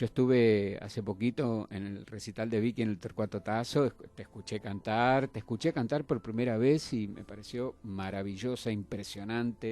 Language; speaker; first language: Spanish; native; Spanish